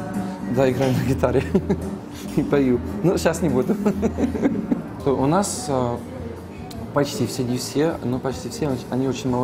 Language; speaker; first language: Russian; non-native, fluent; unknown